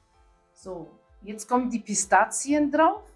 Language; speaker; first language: German; non-native, learner; Aramaic